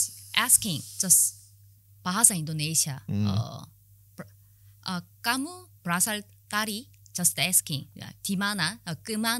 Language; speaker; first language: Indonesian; non-native, learner; Korean